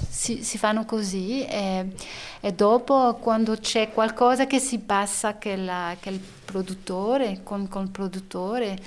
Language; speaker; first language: Italian; non-native, learner; French